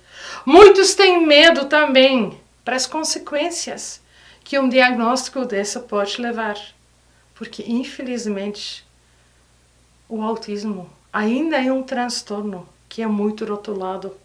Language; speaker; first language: Portuguese; non-native, fluent; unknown